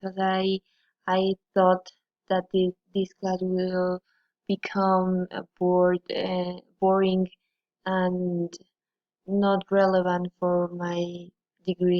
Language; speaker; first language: English; non-native, learner; Spanish